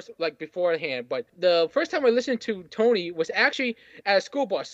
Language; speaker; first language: English; native; English